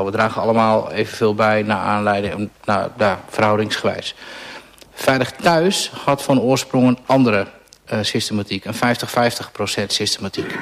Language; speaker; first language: Dutch; native; Dutch